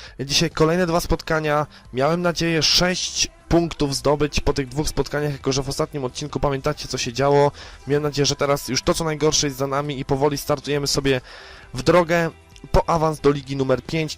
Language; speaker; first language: Polish; native; Polish